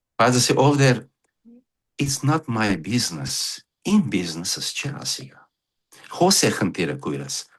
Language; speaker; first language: Armenian; early bilingual, heritage; Armenian